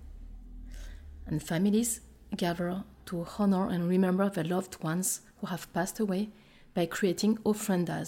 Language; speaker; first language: English; non-native, fluent; French